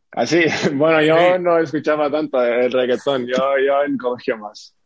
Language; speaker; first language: Spanish; non-native, fluent; Estonian